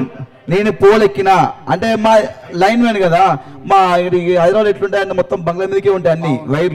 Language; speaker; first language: Telugu; native; Telugu